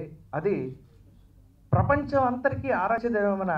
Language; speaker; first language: Telugu; native; Telugu